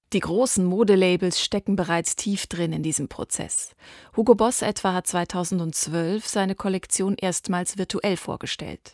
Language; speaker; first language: German; native; German